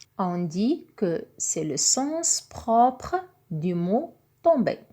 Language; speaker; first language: French; non-native, local second language; Arabic